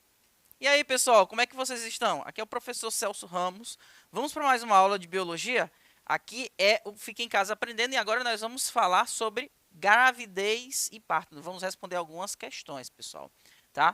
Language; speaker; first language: Portuguese; native; Portuguese